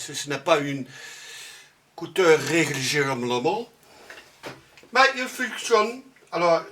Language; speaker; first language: French; non-native, learner; Dutch